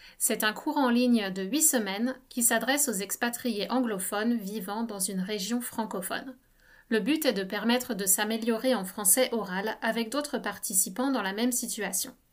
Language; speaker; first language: French; native; French